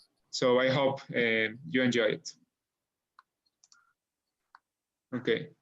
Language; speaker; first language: English; non-native, fluent; Spanish